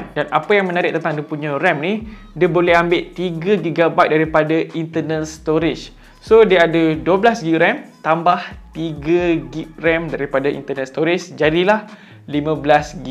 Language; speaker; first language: Malay; native; Malay